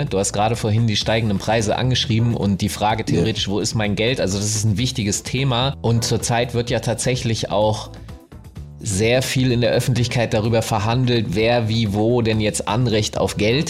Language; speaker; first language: German; native; German